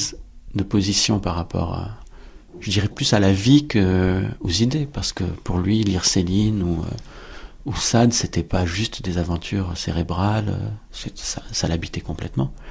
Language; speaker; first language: French; native; French